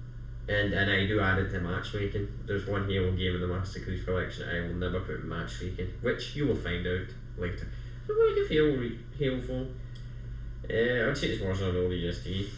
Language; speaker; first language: English; native; English